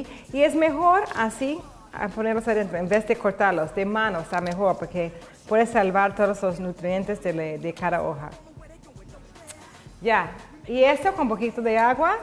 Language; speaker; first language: Spanish; non-native, learner; English